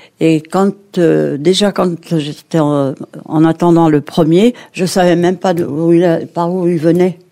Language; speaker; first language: French; early bilingual, other home language; Kabyle